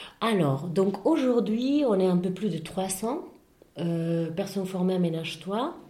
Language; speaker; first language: French; non-native, fluent; Spanish